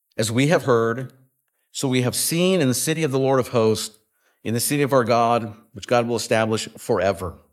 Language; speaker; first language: English; native; English